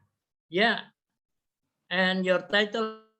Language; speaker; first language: English; non-native, learner; Indonesian